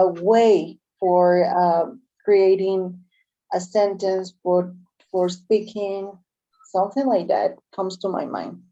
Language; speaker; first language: English; non-native, fluent; Spanish